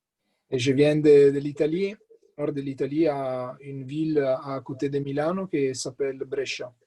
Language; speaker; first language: French; non-native, learner; Italian